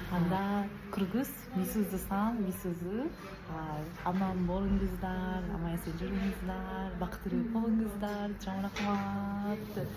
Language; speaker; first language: Kyrgyz; non-native, learner; Japanese